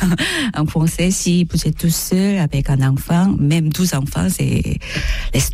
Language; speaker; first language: French; non-native, learner; Korean